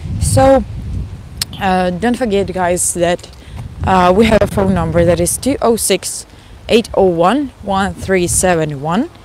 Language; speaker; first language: English; non-native, fluent; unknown